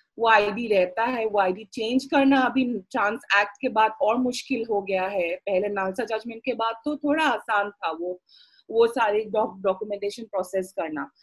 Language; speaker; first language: Hindi; non-native, local second language; Assamese